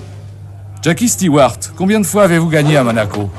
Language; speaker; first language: French; native; French